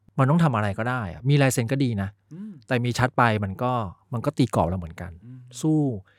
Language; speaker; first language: Thai; early bilingual, other home language; Chinese